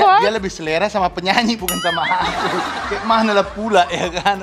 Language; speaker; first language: Indonesian; native; Indonesian